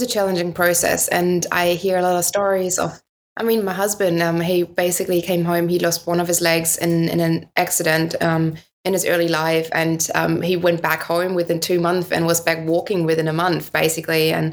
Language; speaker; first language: English; non-native, fluent; German